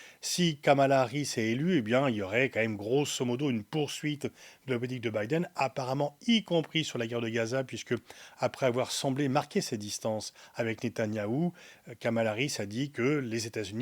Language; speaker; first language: French; native; French